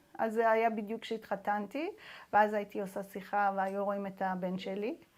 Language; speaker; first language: Hebrew; non-native, fluent; Persian